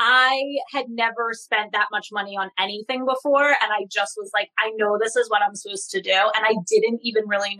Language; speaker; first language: English; native; English